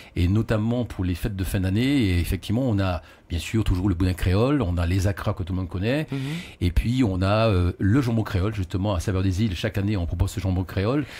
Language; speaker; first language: French; native; French